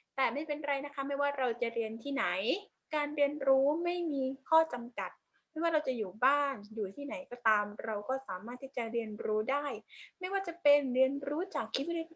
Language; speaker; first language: Thai; native; Thai